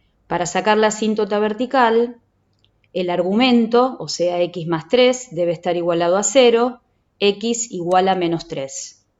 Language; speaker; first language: Spanish; native; Spanish